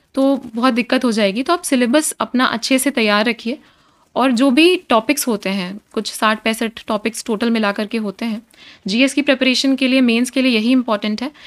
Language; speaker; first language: Hindi; native; Hindi